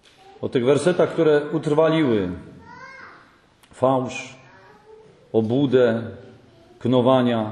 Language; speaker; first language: Polish; native; Polish